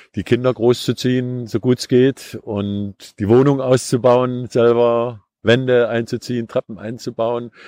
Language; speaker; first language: German; native; German